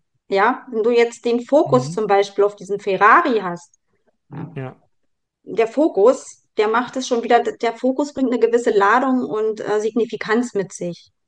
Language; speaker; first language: German; native; German